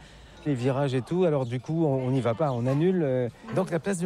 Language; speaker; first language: French; native; French